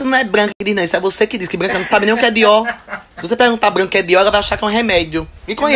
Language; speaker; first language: Portuguese; native; Portuguese